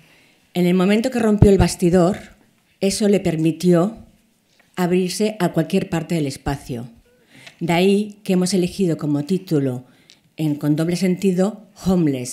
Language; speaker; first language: Spanish; native; Spanish